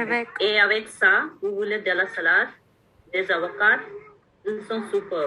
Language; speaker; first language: French; non-native, learner; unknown